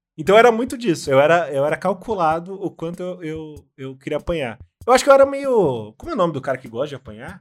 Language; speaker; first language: Portuguese; native; Portuguese